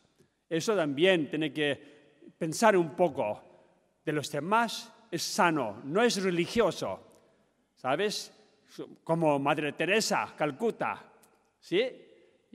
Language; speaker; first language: Spanish; non-native, learner; Tibetan